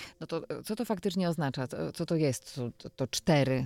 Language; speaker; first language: Polish; native; Polish